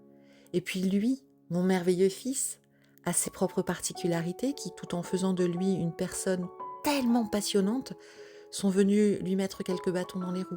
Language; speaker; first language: French; native; French